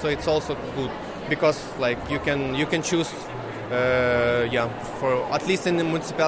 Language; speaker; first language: English; non-native, learner; Ukrainian